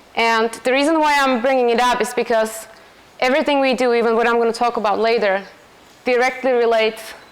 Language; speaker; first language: English; non-native, fluent; Slovak